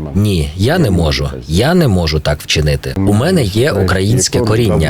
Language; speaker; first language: Ukrainian; non-native, fluent; Georgian